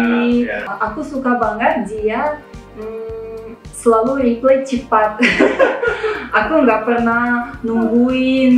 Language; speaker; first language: Indonesian; non-native, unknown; Russian